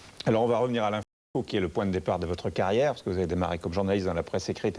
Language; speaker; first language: French; native; French